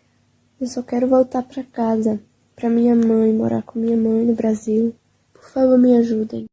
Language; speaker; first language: Portuguese; early bilingual, heritage; Portuguese